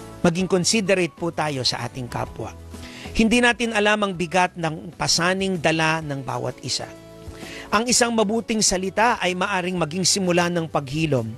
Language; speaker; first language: Filipino; native; Filipino